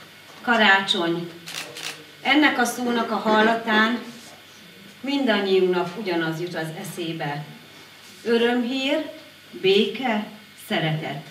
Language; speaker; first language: Hungarian; native; Hungarian